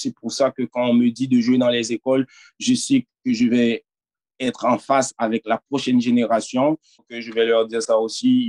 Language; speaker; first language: French; non-native, local second language; Haitian Creole